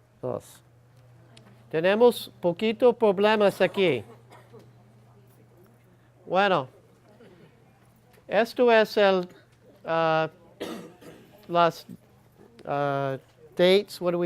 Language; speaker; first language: Spanish; non-native, learner; English